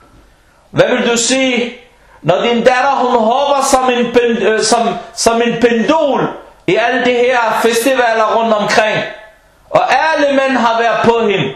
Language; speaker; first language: Danish; non-native, local second language; Arabic